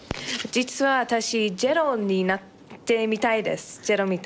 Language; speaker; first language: Japanese; non-native, fluent; English